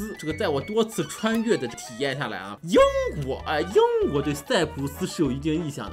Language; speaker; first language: Chinese; native; Chinese